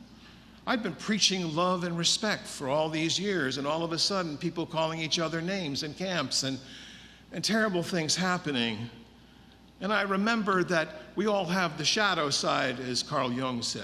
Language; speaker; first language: English; native; English